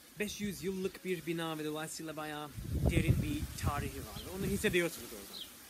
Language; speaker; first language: Turkish; non-native, fluent; English